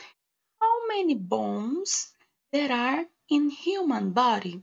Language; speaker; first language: English; non-native, learner; Portuguese